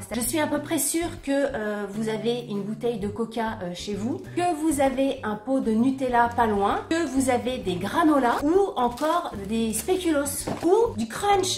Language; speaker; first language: French; native; French